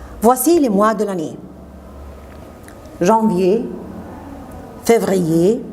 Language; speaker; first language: French; non-native, fluent; Arabic